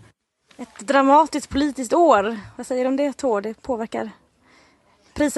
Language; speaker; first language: Swedish; native; Swedish